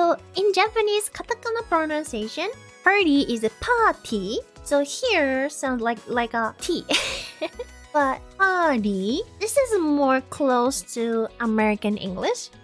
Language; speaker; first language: English; non-native, learner; Japanese